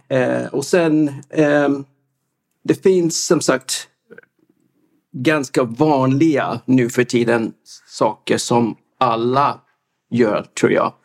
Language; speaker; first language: Swedish; non-native, fluent; English